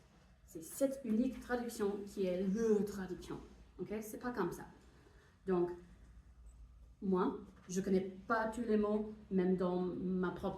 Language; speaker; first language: French; non-native, fluent; English